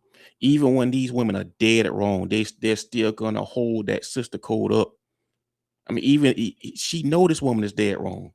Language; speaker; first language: English; native; English